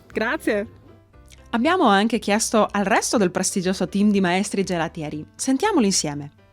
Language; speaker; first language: Italian; early bilingual, heritage; Italian